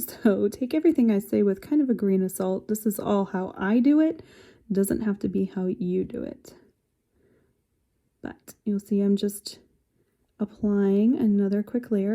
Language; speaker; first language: English; native; English